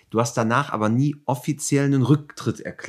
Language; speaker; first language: German; native; German